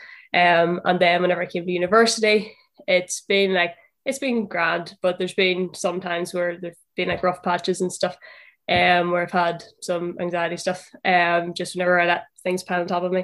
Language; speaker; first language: English; native; English